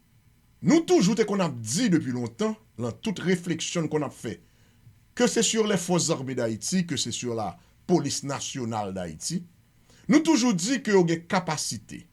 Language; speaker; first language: Haitian Creole; native; Haitian Creole